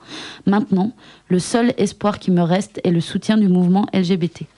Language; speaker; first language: French; native; French